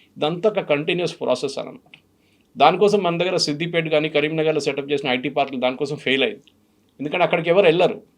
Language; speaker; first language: Telugu; non-native, fluent; Malayalam